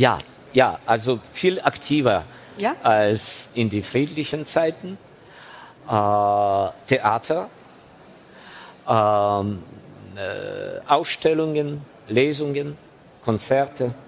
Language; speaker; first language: German; non-native, fluent; Ukrainian